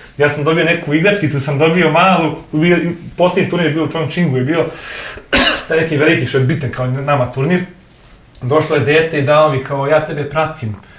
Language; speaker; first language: Serbian; native; Serbian